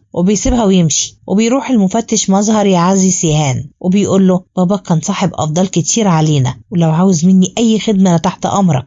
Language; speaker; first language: Arabic; native; Arabic